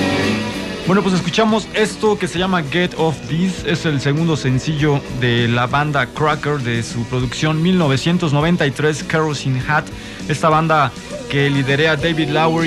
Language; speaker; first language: Spanish; native; Spanish